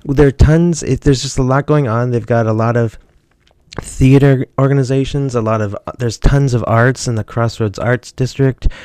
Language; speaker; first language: English; native; English